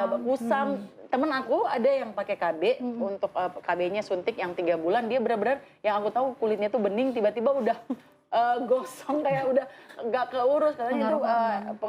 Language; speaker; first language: Indonesian; native; Indonesian